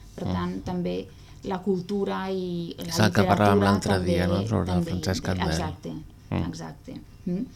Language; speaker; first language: Catalan; native; Catalan